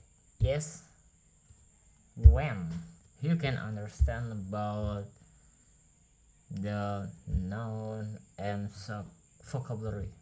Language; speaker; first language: English; non-native, learner; Indonesian